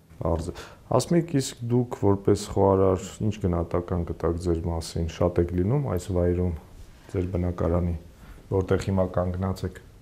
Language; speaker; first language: Armenian; native; Armenian